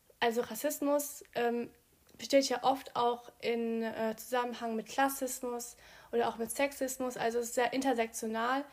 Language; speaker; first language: German; early bilingual, other home language; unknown